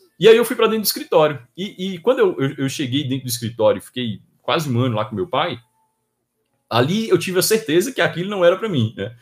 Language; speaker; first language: Portuguese; native; Portuguese